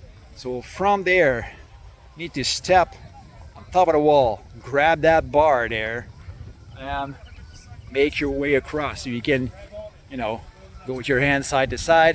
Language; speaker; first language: English; non-native, local second language; French